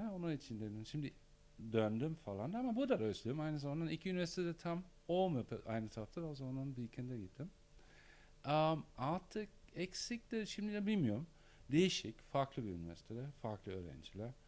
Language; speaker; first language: Turkish; non-native, learner; German